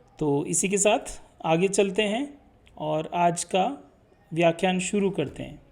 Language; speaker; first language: Hindi; native; Hindi